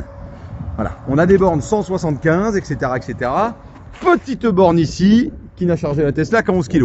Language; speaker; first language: French; native; French